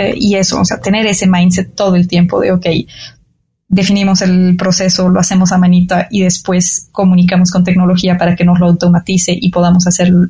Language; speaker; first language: Spanish; native; Spanish